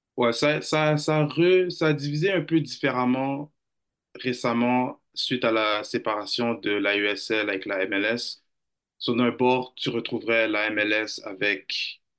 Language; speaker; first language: French; native; French